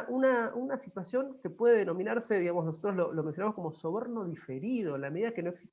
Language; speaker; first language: Spanish; native; Spanish